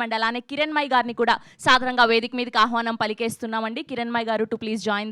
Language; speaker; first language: Telugu; native; Telugu